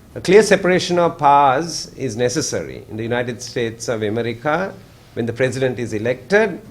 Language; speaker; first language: English; non-native, local second language; Sinhala